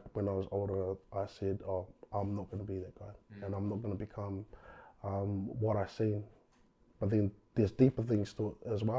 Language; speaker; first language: English; native; English